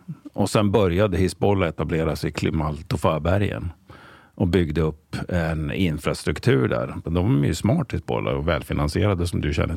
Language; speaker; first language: Swedish; native; Swedish